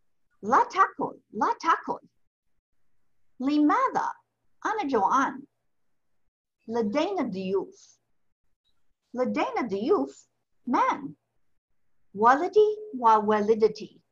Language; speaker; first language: Arabic; non-native, fluent; English